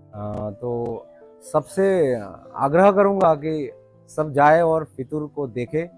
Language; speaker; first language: Hindi; non-native, local second language; Bangla